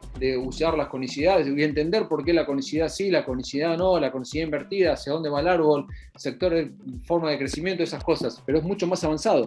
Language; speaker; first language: Spanish; native; Spanish